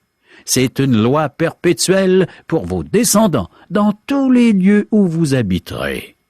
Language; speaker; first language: French; native; French